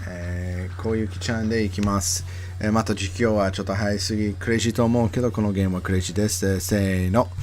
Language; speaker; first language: Japanese; non-native, learner; English